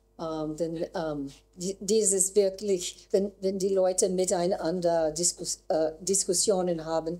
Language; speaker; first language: German; non-native, learner; English